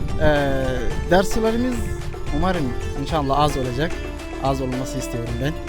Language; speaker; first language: Turkish; non-native, learner; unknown